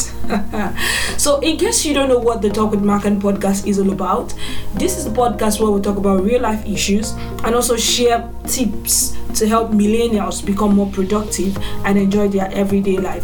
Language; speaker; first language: English; non-native, local second language; Igbo